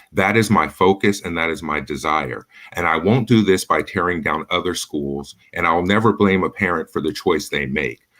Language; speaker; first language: English; native; English